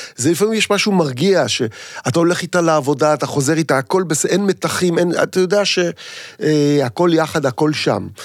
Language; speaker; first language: Hebrew; native; Hebrew